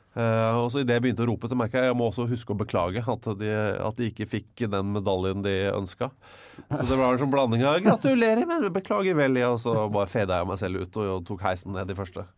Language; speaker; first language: Norwegian; native; Norwegian